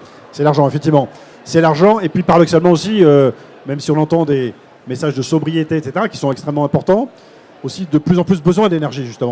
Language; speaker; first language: French; native; French